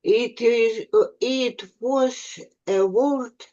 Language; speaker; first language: English; non-native, learner; Russian